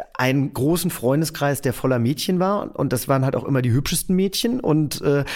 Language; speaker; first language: German; native; German